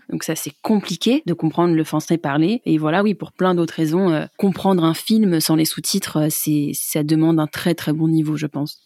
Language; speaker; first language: French; native; French